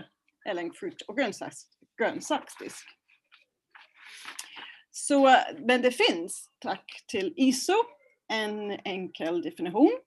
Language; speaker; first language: Swedish; non-native, fluent; English